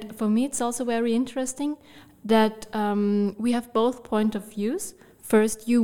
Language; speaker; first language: English; non-native, fluent; German